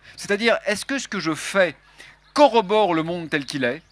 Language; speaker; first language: French; native; French